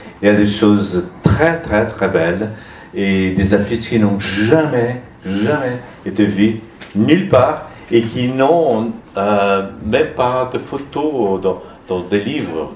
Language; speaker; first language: French; non-native, learner; Portuguese